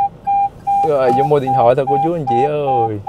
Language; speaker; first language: Vietnamese; native; Vietnamese